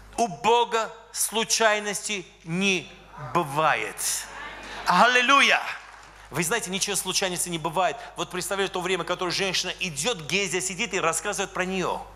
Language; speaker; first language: Russian; non-native, local second language; Armenian